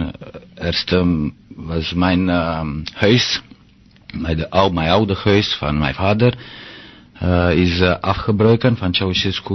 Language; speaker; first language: Dutch; non-native, learner; Romanian